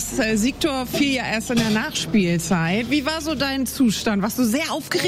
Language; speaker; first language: German; native; German